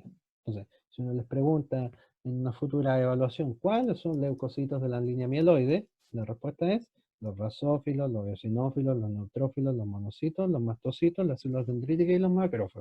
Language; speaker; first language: Spanish; native; Spanish